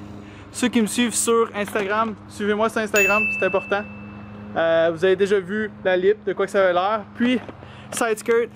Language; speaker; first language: French; native; French